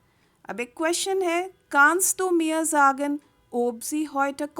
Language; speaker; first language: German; non-native, fluent; Hindi